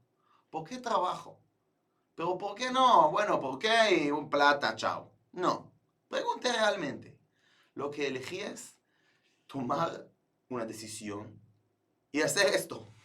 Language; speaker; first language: Spanish; non-native, fluent; Hebrew